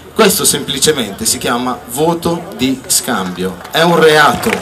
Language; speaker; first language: Italian; native; Italian